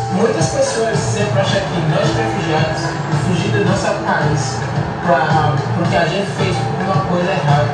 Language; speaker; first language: Portuguese; non-native, learner; Yoruba